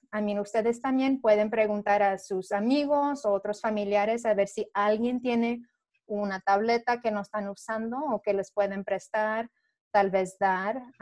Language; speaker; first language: Spanish; early bilingual, heritage; Spanish